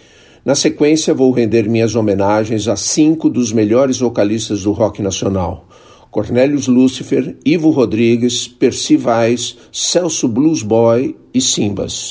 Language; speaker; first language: Portuguese; native; Portuguese